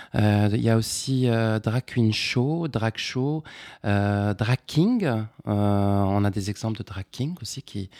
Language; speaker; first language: French; non-native, local second language; Arabic